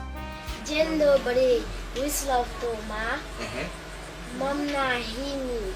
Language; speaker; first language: Polish; non-native, learner; Haitian Creole